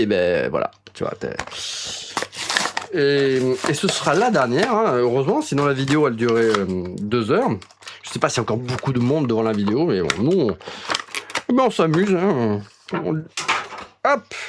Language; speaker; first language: French; native; French